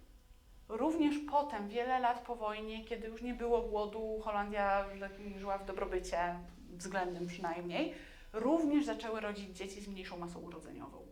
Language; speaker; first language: Polish; native; Polish